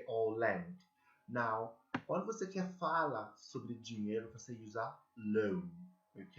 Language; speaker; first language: Portuguese; non-native, learner; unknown